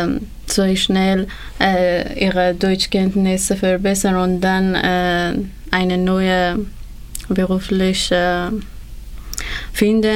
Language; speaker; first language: German; non-native, learner; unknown